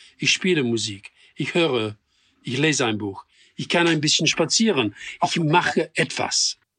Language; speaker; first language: German; non-native, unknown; English